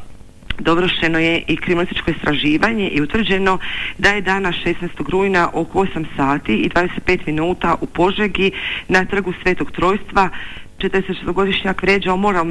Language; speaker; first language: Serbian; native; Serbian